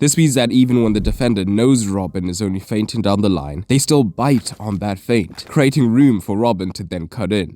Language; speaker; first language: English; native; English